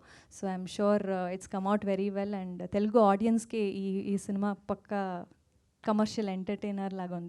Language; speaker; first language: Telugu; non-native, local second language; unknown